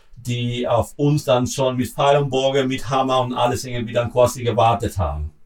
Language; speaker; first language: German; non-native, learner; Spanish